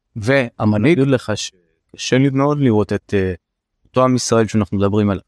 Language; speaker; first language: Hebrew; native; Hebrew